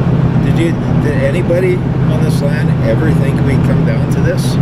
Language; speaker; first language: English; native; English